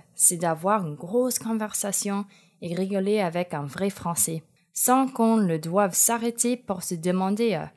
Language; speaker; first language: French; non-native, fluent; English